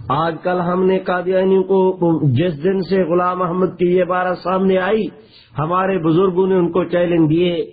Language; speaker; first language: Urdu; non-native, local second language; Punjabi